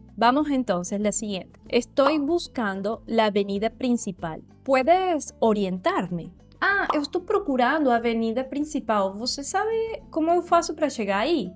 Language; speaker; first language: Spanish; non-native, fluent; Portuguese